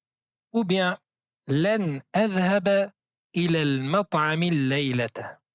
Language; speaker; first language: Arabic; non-native, fluent; French